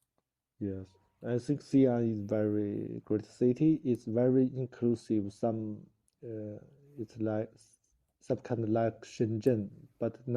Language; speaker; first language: English; non-native, learner; Chinese